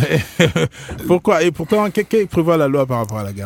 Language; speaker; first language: French; non-native, local second language; Lingala